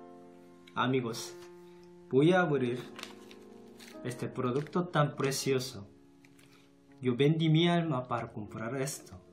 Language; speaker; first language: Spanish; non-native, fluent; Korean